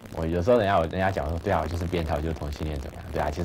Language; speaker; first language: Chinese; native; Chinese